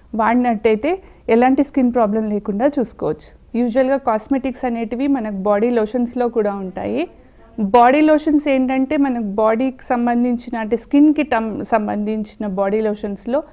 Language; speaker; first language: Telugu; native; Telugu